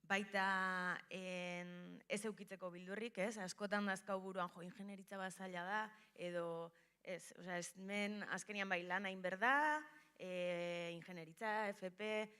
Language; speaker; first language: Basque; native; Basque